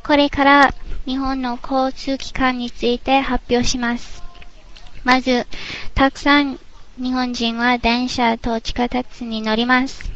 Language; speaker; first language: Japanese; non-native, learner; English